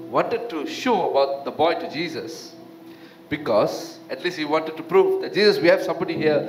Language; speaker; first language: English; non-native, local second language; Tamil